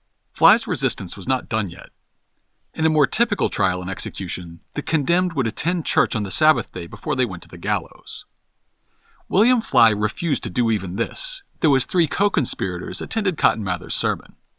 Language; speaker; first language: English; native; English